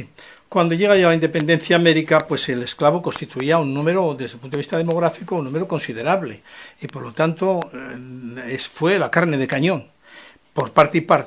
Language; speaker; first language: Spanish; native; Spanish